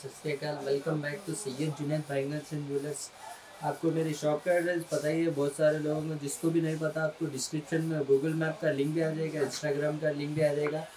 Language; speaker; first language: Hindi; non-native, local second language; Urdu